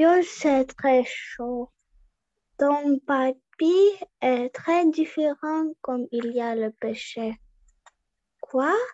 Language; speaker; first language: French; non-native, learner; Russian